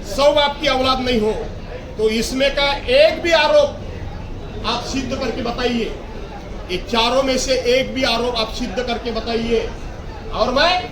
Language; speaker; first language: Hindi; non-native, local second language; Marathi